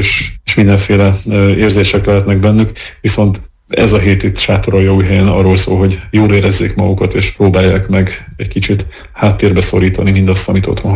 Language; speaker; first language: Hungarian; native; Hungarian